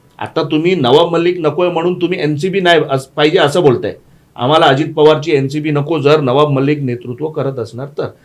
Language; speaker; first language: Marathi; non-native, local second language; Gujarati